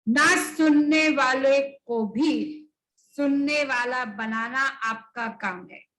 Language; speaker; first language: Hindi; non-native, local second language; Bangla